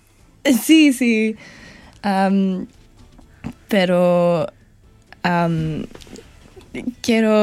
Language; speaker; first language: Spanish; non-native, learner; English